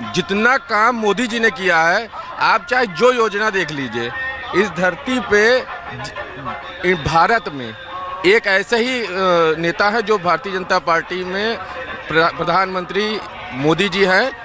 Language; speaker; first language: Hindi; native; Hindi